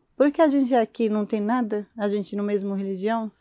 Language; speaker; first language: Portuguese; non-native, learner; Arabic